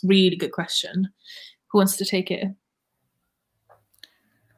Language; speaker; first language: English; native; English